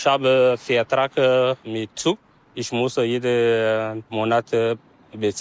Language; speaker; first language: German; non-native, learner; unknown